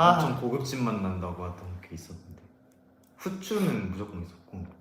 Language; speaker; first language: Korean; native; Korean